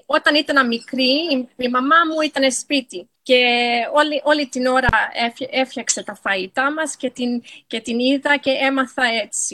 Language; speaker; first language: Greek; early bilingual, heritage; English